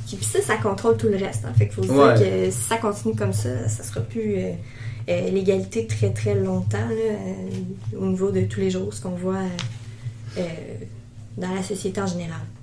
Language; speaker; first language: French; native; French